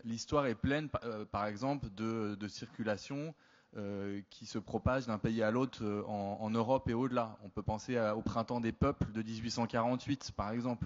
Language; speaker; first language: French; native; French